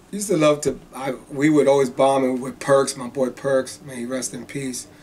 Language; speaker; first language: English; native; English